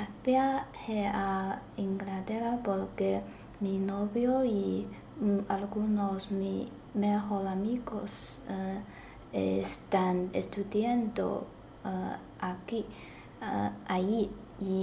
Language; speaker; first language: Spanish; non-native, learner; Chinese